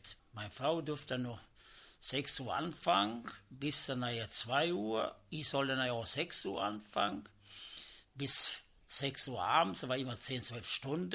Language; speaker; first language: German; non-native, learner; Italian